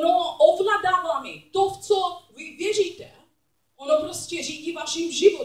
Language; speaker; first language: Czech; non-native, learner; English